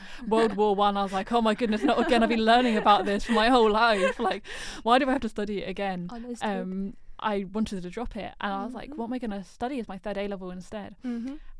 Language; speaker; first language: English; native; English